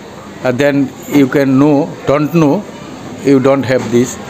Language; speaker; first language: English; non-native, learner; Bangla